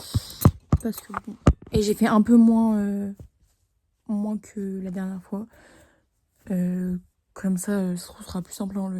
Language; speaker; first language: French; native; French